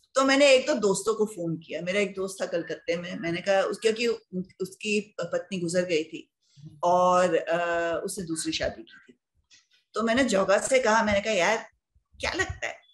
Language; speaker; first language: Hindi; native; Hindi